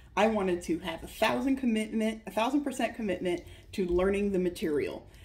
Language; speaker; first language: English; native; English